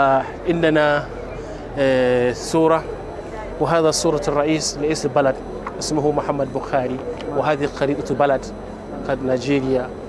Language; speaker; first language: Arabic; non-native, fluent; Hausa